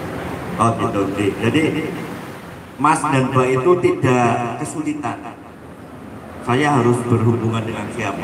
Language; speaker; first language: Indonesian; native; Indonesian